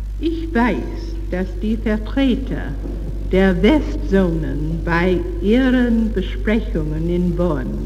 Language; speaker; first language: German; non-native, learner; English